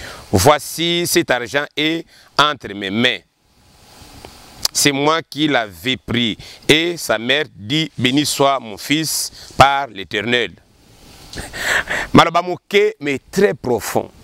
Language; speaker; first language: French; non-native, local second language; Lingala